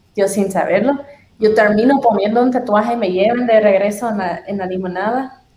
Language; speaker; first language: Spanish; non-native, fluent; English